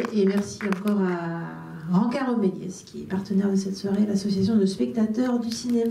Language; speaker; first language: French; native; French